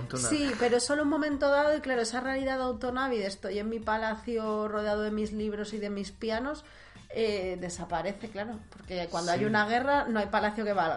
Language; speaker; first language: Spanish; native; Spanish